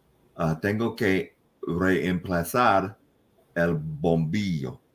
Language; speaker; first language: Spanish; non-native, learner; English